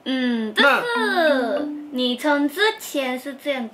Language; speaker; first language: Chinese; non-native, learner; Japanese